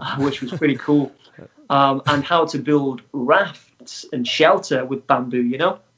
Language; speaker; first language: English; native; English